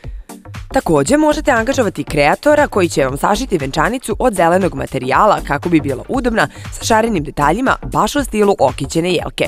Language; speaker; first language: Croatian; native; Croatian